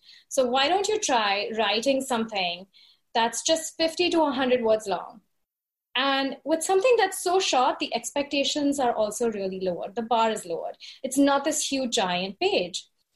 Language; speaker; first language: English; non-native, local second language; Hindi